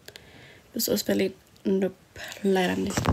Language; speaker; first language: German; early bilingual, other home language; Arabic